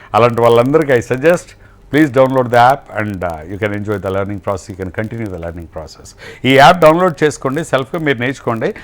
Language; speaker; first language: Telugu; native; Telugu